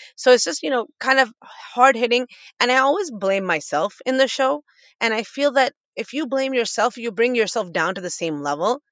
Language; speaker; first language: English; native; English